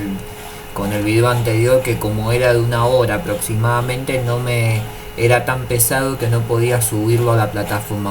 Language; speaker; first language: Spanish; native; Spanish